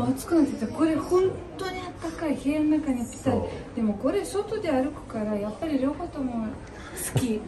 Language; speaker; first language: Japanese; non-native, fluent; Romanian